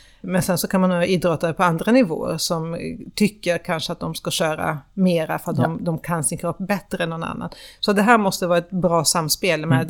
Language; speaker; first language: Swedish; native; Swedish